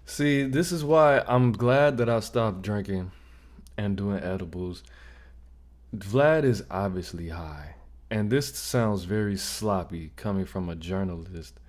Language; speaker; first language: English; native; English